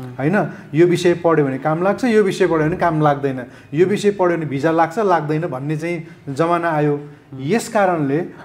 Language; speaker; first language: Nepali; native; Nepali